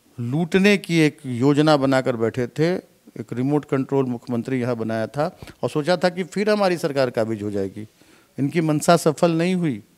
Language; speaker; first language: Hindi; native; Hindi